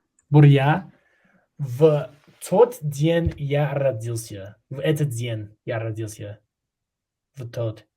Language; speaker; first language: Russian; non-native, learner; English